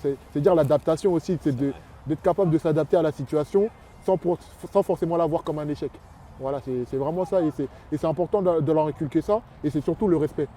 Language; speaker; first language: French; native; French